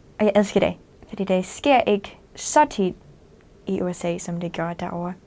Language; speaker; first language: Danish; non-native, fluent; English